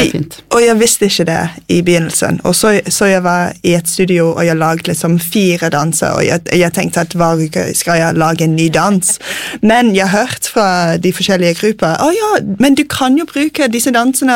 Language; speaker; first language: Norwegian; non-native, fluent; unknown